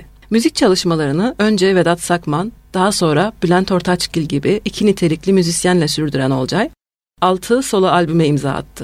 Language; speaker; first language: Turkish; native; Turkish